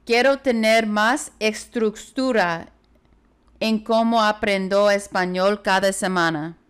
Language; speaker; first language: Spanish; non-native, learner; English